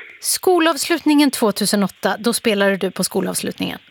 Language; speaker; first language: Swedish; native; Swedish